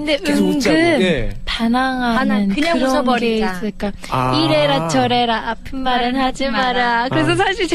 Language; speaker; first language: Korean; early bilingual, heritage; Korean